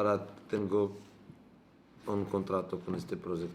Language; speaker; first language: Spanish; non-native, learner; Arabic